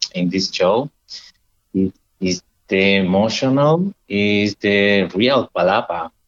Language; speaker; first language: English; non-native, learner; Spanish